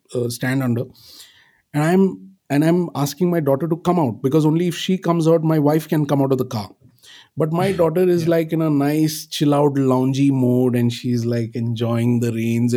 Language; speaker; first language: English; non-native, local second language; Marathi